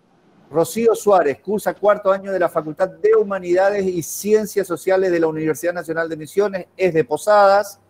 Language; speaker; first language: Spanish; native; Spanish